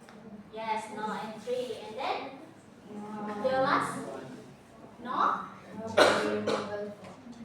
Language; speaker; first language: English; non-native, learner; Indonesian